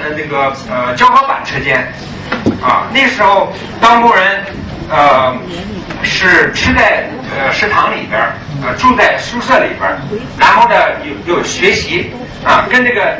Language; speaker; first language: Chinese; early bilingual, other home language; English